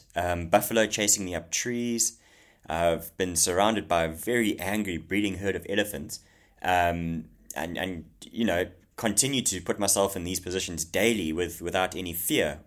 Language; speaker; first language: English; native; English